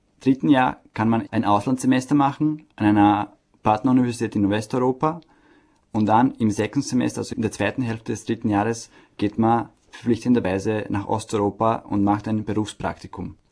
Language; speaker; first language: German; native; German